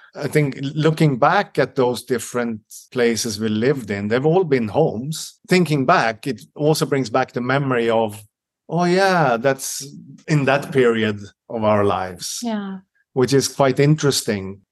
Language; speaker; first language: English; non-native, fluent; Swedish